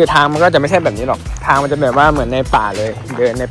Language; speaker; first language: Thai; native; Thai